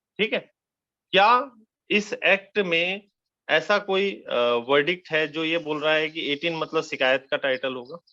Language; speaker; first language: Hindi; native; Hindi